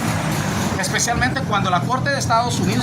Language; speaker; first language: Spanish; native; Spanish